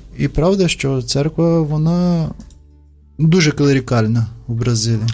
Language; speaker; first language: Ukrainian; non-native, fluent; Portuguese